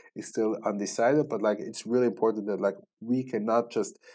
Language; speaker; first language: English; non-native, fluent; Swiss German